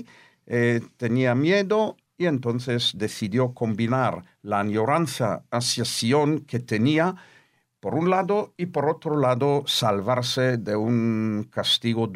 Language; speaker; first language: Spanish; non-native, fluent; Hebrew